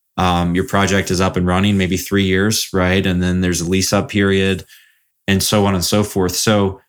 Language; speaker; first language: English; native; English